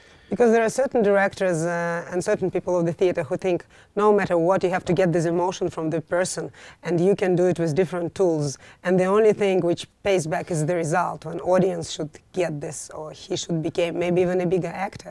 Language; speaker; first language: English; non-native, fluent; Russian